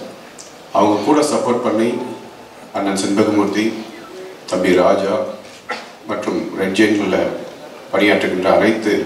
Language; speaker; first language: Tamil; native; Tamil